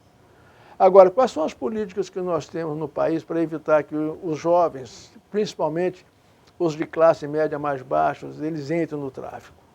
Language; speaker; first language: Portuguese; native; Portuguese